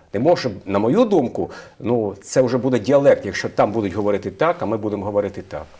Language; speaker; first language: Ukrainian; native; Ukrainian